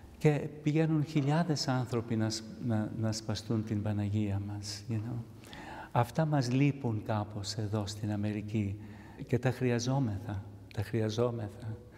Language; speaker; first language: Greek; early bilingual, heritage; Greek